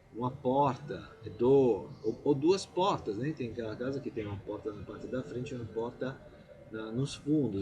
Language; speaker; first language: Portuguese; non-native, fluent; Italian